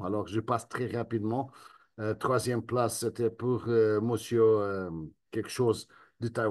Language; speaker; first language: French; non-native, fluent; Spanish